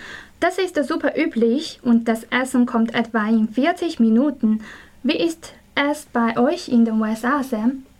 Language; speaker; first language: German; non-native, learner; Chinese